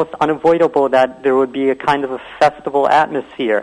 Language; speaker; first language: English; native; English